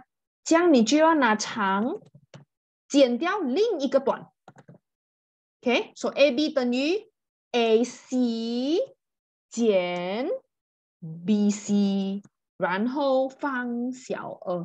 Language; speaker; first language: Chinese; native; Chinese